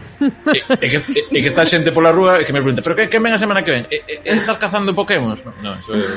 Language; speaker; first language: Galician; non-native, local second language; Spanish